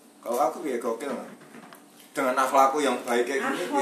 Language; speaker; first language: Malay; non-native, local second language; Javanese